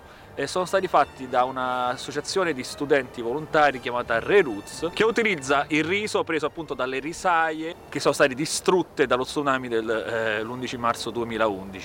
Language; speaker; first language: Italian; native; Italian